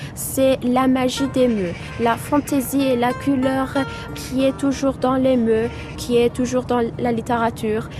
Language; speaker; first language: French; non-native, fluent; Persian